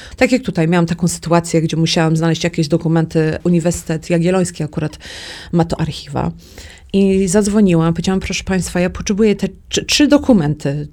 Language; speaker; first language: Polish; early bilingual, heritage; Polish